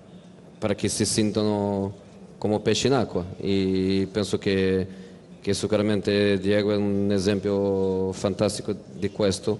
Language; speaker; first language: Italian; non-native, fluent; Portuguese